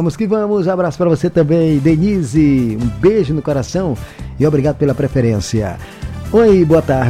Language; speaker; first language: Portuguese; native; Portuguese